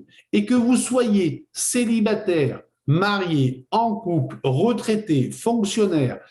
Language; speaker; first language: French; native; French